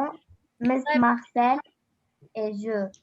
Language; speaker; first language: French; non-native, learner; Arabic